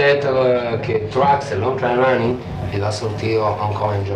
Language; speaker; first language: French; non-native, learner; Italian